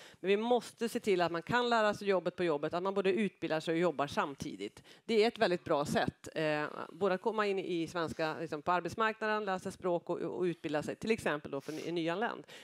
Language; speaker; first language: Swedish; native; Swedish